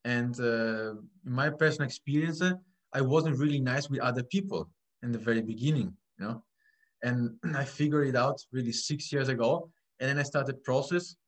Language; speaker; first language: English; non-native, fluent; Italian